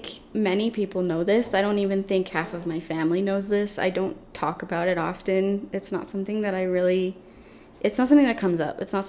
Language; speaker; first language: English; native; English